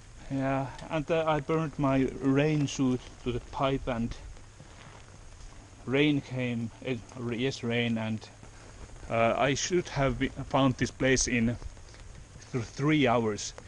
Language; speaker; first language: English; non-native, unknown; Finnish